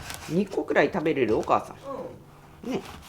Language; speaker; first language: Japanese; native; Japanese